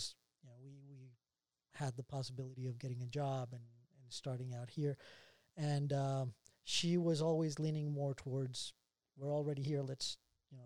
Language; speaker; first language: English; non-native, fluent; Spanish